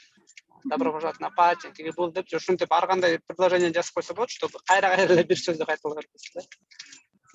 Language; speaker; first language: Kyrgyz; native; Kyrgyz